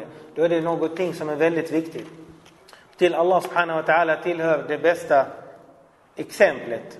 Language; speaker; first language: Swedish; non-native, fluent; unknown